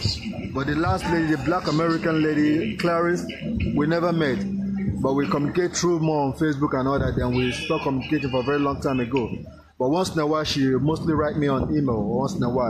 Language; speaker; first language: English; non-native, local second language; Igbo